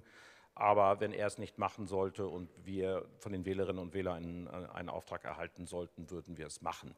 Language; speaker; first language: German; native; German